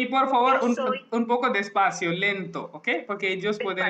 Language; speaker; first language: Spanish; non-native, learner; Hindi